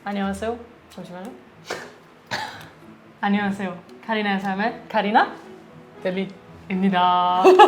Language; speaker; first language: Korean; non-native, learner; German